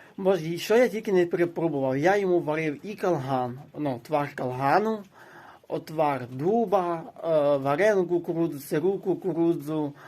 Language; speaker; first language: Ukrainian; native; Ukrainian